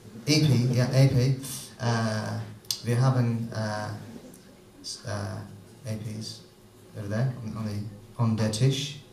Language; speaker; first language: German; non-native, learner; English